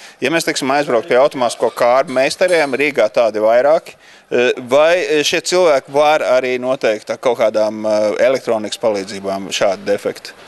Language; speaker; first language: Latvian; native; Latvian